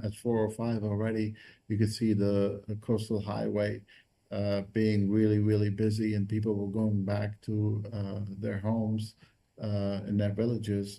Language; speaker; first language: English; non-native, fluent; Arabic